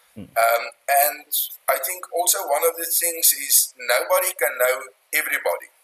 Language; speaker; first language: English; non-native, local second language; Afrikaans